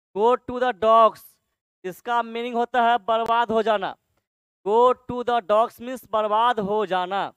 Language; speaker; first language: Hindi; native; Hindi